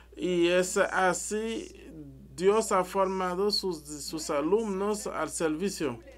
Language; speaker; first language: Spanish; non-native, learner; French